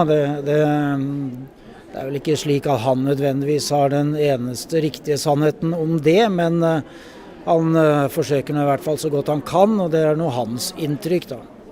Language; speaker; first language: Norwegian; native; Norwegian